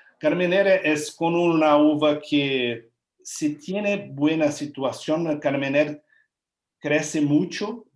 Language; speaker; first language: Spanish; non-native, learner; Portuguese